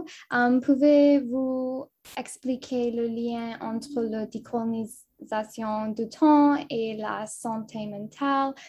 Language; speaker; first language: French; non-native, local second language; English